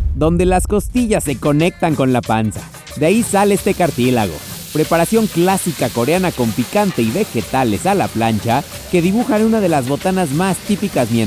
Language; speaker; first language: Spanish; native; Spanish